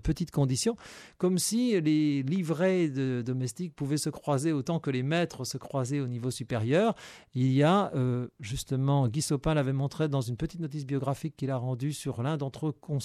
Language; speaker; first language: French; native; French